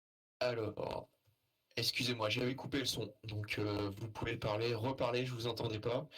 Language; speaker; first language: French; native; French